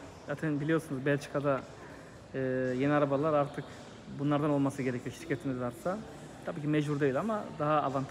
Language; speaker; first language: Turkish; native; Turkish